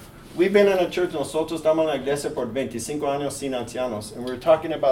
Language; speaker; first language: Spanish; early bilingual, heritage; English